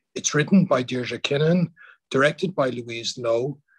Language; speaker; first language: English; native; English